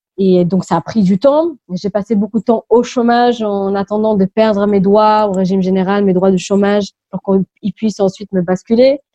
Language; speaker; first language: French; early bilingual, other home language; English